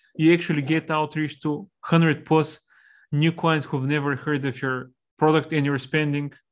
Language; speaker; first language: English; non-native, fluent; Bulgarian